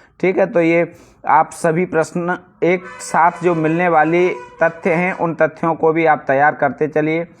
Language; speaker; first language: Hindi; native; Hindi